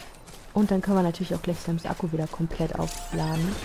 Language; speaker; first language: German; native; German